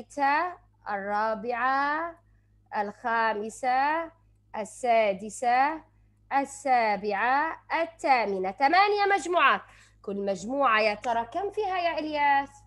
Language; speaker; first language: Arabic; native; Arabic